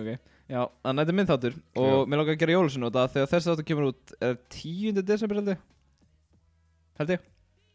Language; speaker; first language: Icelandic; native; Icelandic